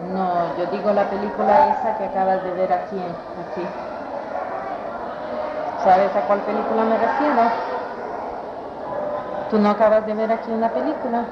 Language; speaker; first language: Spanish; native; Spanish